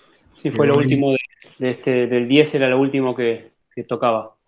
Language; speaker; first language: Spanish; native; Spanish